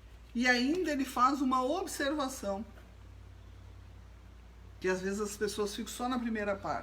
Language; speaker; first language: Portuguese; native; Portuguese